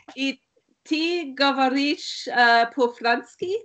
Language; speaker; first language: Russian; non-native, learner; German